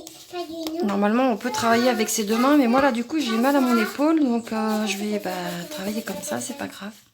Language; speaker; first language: French; native; French